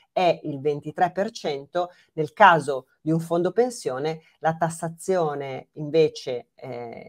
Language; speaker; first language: Italian; native; Italian